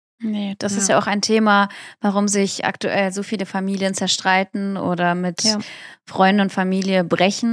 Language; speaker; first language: German; early bilingual, other home language; Russian